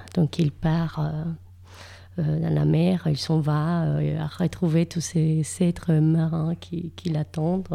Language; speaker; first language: French; non-native, fluent; Spanish